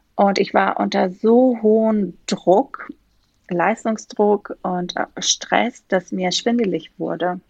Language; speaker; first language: German; non-native, fluent; Greek